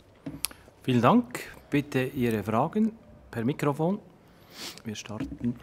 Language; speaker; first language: German; native; German